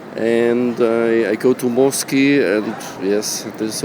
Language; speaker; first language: English; non-native, learner; German